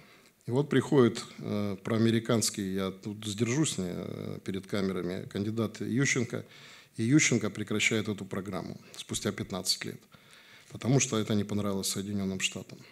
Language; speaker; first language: Russian; native; Russian